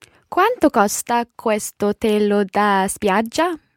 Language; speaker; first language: Italian; non-native, learner; English